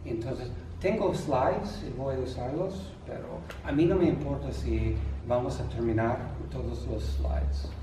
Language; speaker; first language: Spanish; non-native, fluent; English